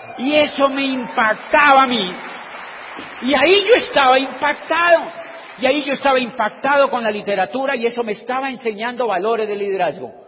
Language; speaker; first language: Spanish; native; Spanish